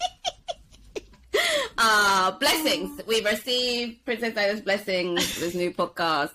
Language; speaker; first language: English; native; English